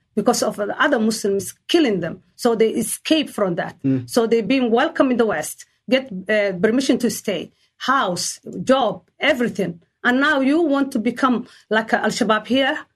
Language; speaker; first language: English; non-native, learner; Somali